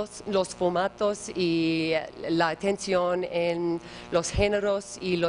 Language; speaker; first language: Spanish; non-native, learner; English